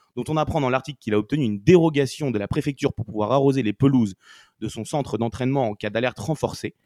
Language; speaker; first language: French; native; French